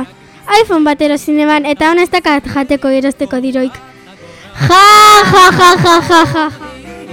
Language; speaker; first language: Basque; native; Basque